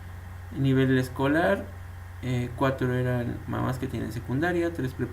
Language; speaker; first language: Spanish; native; Spanish